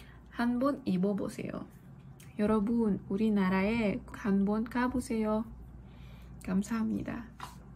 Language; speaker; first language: Korean; non-native, learner; Malay